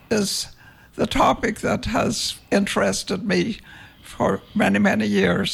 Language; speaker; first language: English; non-native, fluent; Danish